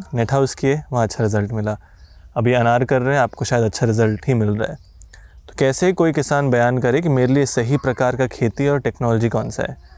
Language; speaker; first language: Hindi; native; Hindi